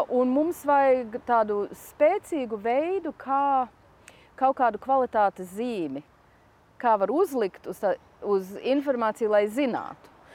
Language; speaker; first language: Latvian; early bilingual, heritage; Latvian